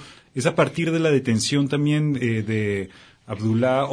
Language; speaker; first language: Spanish; native; Spanish